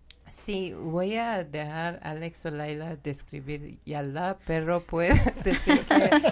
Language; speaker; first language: Spanish; non-native, learner; Persian